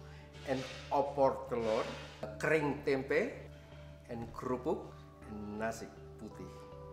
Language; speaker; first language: Dutch; non-native, learner; Indonesian